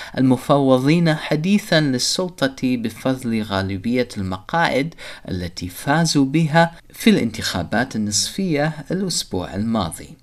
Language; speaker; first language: Arabic; non-native, fluent; English